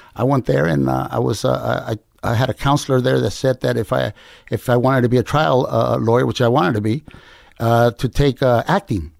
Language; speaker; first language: English; native; English